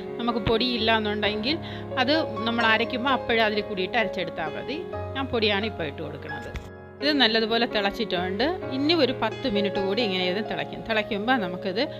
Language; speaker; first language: Malayalam; native; Malayalam